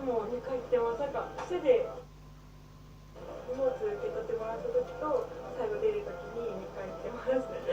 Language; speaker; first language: Japanese; native; Japanese